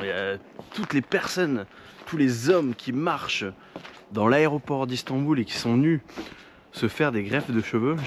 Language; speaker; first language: French; native; French